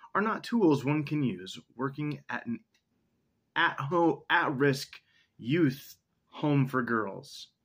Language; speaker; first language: English; native; English